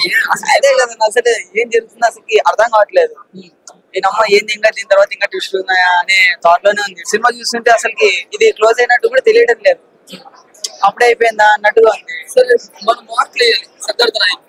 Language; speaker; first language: Telugu; native; Telugu